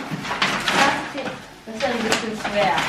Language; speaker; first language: German; early bilingual, other home language; Cebuano